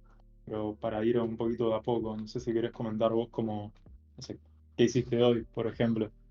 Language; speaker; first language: Spanish; native; Spanish